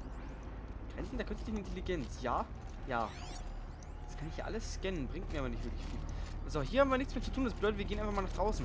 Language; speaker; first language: German; native; German